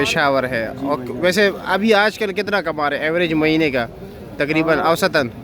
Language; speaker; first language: Urdu; non-native, local second language; Pashto